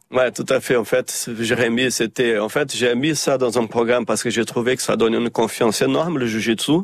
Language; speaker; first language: French; early bilingual, heritage; Portuguese